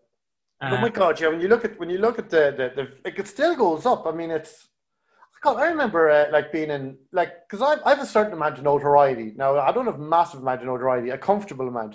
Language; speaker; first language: English; native; English